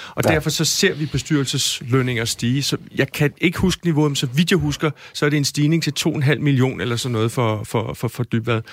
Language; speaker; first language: Danish; native; Danish